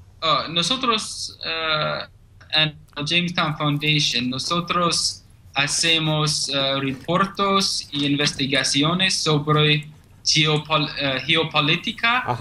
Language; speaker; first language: Spanish; non-native, learner; English